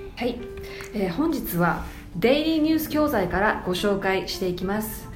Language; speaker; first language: Japanese; early bilingual, heritage; Japanese